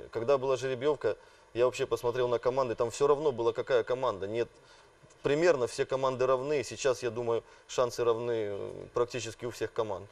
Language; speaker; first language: Russian; native; Russian